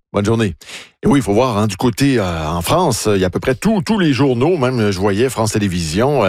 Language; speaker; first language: French; native; French